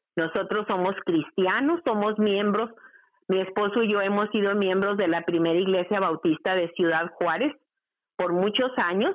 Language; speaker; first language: Spanish; native; Spanish